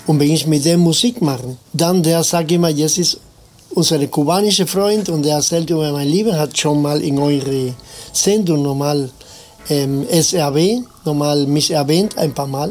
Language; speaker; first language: German; non-native, fluent; Spanish